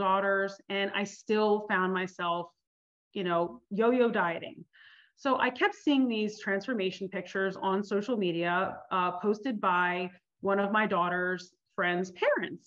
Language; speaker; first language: English; native; English